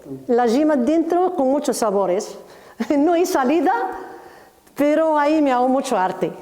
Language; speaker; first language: Spanish; non-native, learner; Arabic